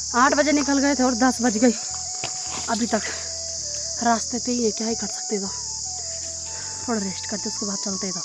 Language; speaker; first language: Hindi; non-native, local second language; Garhwali